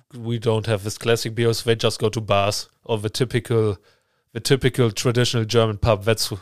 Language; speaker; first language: English; non-native, fluent; German